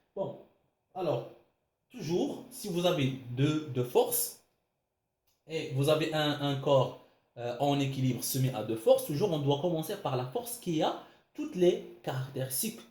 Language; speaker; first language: French; non-native, local second language; Arabic